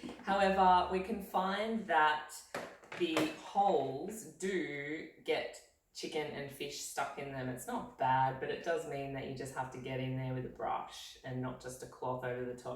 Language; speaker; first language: English; native; English